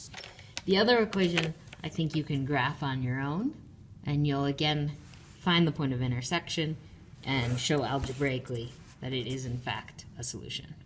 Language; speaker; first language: English; native; English